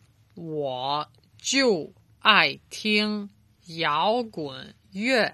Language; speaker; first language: Chinese; non-native, learner; Serbian